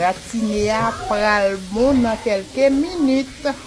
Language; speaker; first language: French; non-native, learner; Haitian Creole